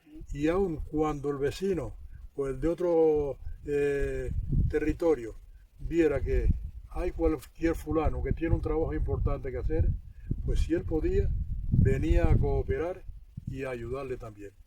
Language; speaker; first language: Spanish; native; Spanish